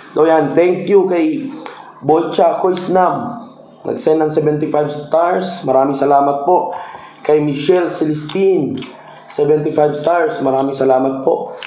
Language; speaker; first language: Filipino; non-native, local second language; Cebuano